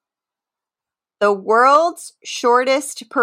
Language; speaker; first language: English; native; English